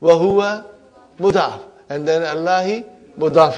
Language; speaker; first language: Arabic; non-native, fluent; English